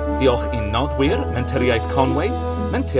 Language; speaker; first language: Welsh; non-native, learner; English